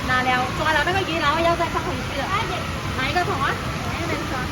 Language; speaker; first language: Chinese; native; Chinese